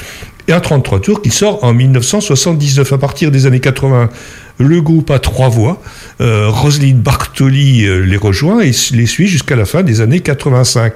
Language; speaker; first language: French; native; French